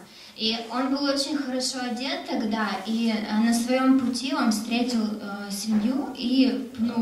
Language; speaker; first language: Russian; native; Russian